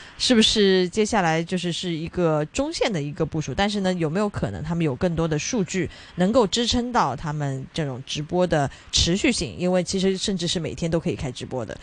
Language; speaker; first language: Chinese; non-native, local second language; Cantonese